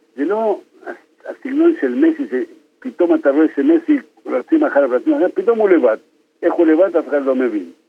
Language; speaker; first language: Hebrew; non-native, fluent; Spanish